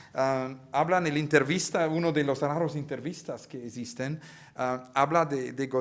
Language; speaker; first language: Spanish; non-native, learner; Italian